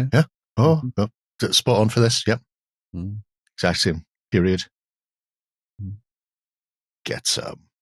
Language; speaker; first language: English; native; English